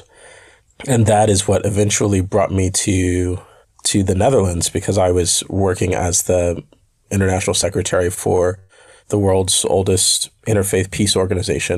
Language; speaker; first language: English; native; English